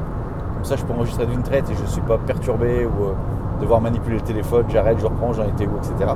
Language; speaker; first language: French; native; French